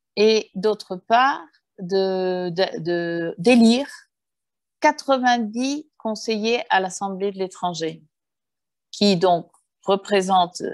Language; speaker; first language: French; early bilingual, heritage; Spanish